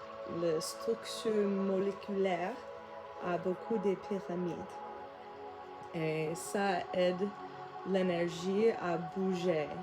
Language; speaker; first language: French; non-native, learner; English